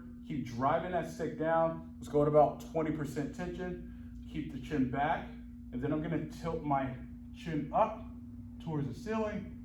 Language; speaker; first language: English; native; English